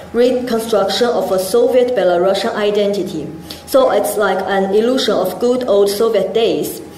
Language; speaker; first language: English; non-native, fluent; Chinese